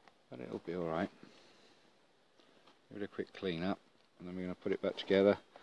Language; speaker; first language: English; native; English